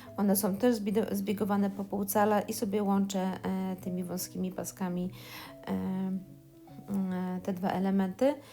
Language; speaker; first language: Polish; native; Polish